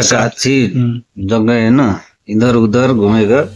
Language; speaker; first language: Hindi; non-native, learner; Nepali